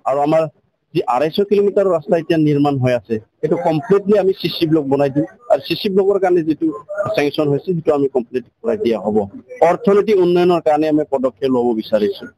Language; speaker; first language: Assamese; non-native, local second language; Bodo